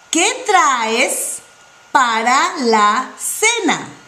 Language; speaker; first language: Spanish; non-native, fluent; English